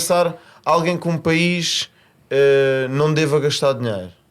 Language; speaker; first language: Portuguese; native; Portuguese